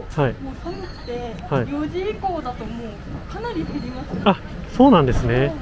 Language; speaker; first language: Japanese; native; Japanese